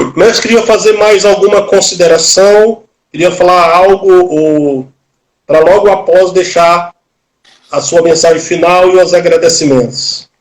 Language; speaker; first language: Portuguese; native; Portuguese